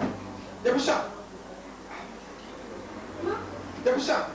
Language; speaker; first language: Hebrew; native; Hebrew